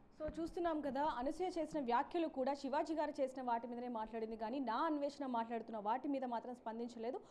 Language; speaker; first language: Telugu; native; Telugu